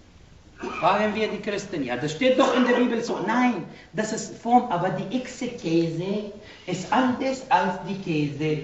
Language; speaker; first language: German; non-native, fluent; Arabic